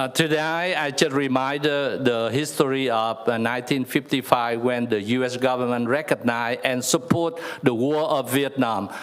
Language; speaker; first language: English; non-native, learner; Vietnamese